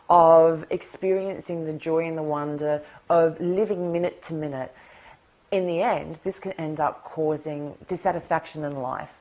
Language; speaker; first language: English; native; English